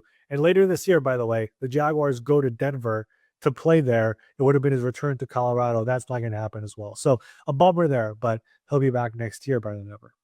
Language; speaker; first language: English; native; English